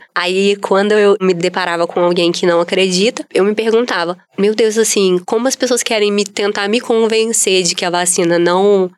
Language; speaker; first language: Portuguese; native; Portuguese